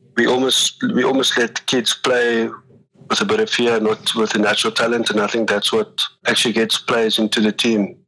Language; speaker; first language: English; native; English